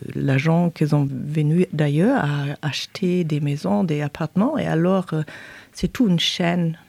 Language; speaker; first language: French; non-native, fluent; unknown